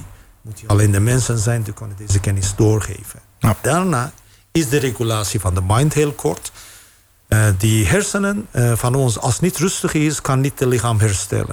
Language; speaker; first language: Dutch; non-native, fluent; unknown